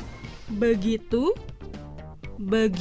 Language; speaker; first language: Indonesian; non-native, learner; Arabic